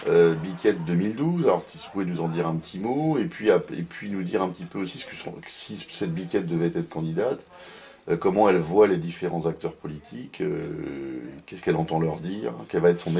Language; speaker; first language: French; native; French